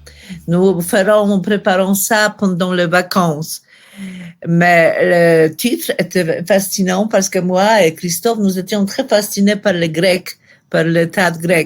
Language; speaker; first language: French; non-native, fluent; Polish